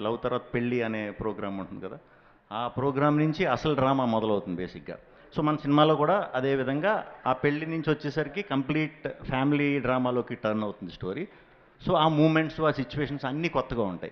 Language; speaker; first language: Telugu; native; Telugu